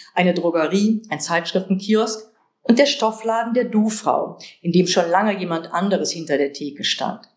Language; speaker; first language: German; native; German